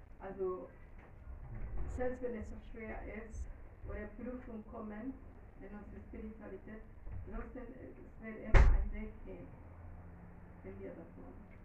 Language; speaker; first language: German; non-native, fluent; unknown